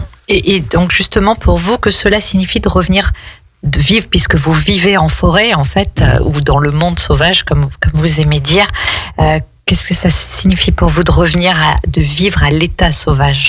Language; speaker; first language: French; native; French